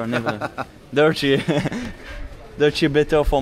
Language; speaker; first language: English; non-native, learner; French